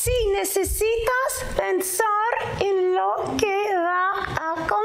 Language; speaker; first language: Spanish; non-native, learner; English